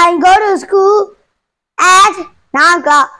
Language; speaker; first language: English; non-native, learner; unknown